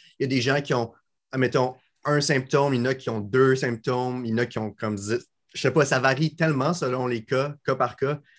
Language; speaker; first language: French; native; French